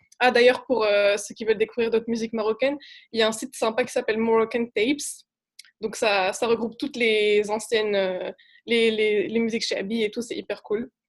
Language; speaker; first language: French; non-native, local second language; Arabic